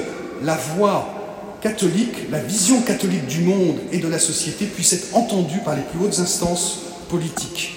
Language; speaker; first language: French; native; French